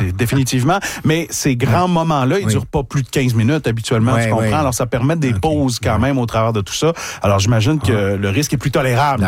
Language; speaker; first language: French; native; French